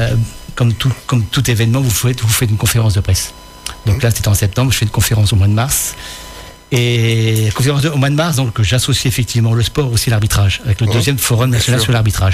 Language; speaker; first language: French; native; French